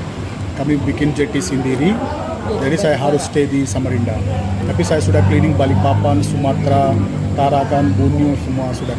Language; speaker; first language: Indonesian; non-native, fluent; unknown